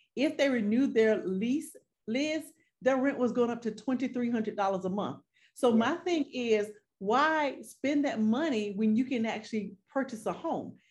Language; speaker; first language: English; native; English